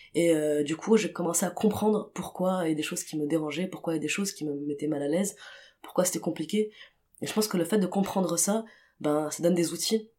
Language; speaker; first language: French; non-native, local second language; Arabic